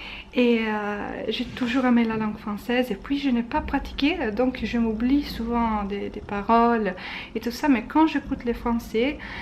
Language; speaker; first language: French; non-native, fluent; Italian